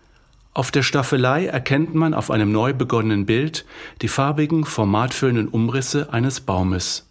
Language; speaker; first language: German; native; German